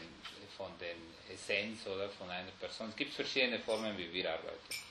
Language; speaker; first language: German; non-native, fluent; Spanish